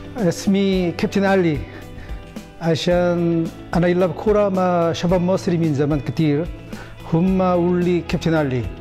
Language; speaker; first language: Egyptian Arabic; non-native, learner; Korean